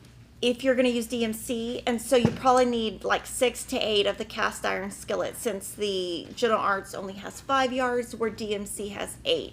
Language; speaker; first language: English; native; English